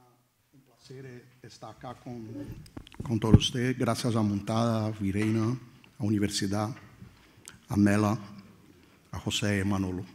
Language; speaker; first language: Spanish; non-native, fluent; Portuguese